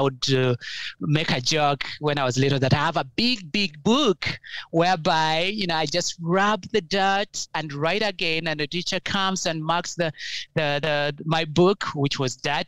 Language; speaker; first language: English; non-native, local second language; Ganda